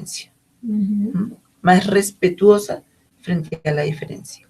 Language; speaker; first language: Spanish; native; Spanish